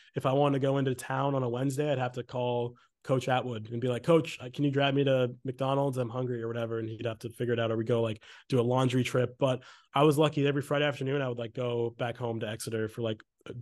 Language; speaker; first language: English; native; English